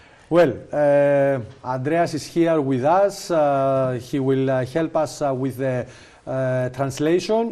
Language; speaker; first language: English; non-native, fluent; Greek